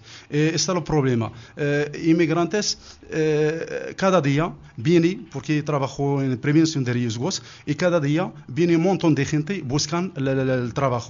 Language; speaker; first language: Spanish; non-native, learner; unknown